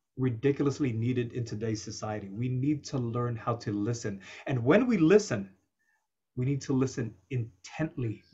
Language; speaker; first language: English; native; English